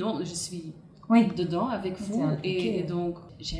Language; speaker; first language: French; non-native, local second language; Dutch